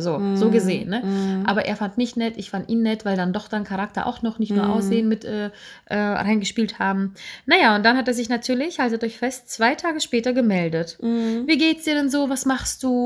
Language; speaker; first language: German; native; German